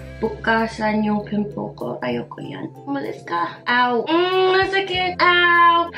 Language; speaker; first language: Filipino; non-native, learner; English